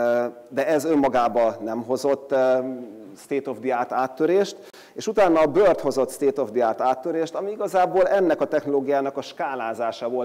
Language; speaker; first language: Hungarian; native; Hungarian